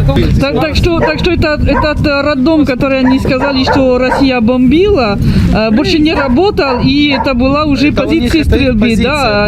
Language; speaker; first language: Russian; non-native, fluent; French